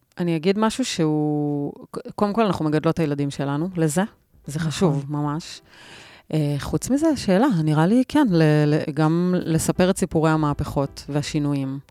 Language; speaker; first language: Hebrew; native; Hebrew